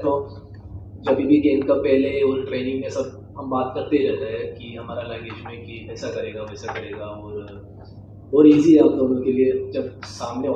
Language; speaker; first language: Hindi; non-native, local second language; Malayalam